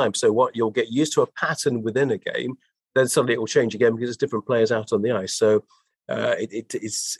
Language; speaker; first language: English; native; English